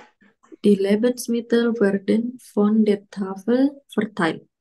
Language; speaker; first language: German; non-native, learner; Indonesian